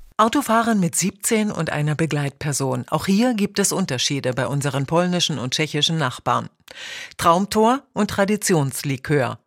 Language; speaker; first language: German; native; German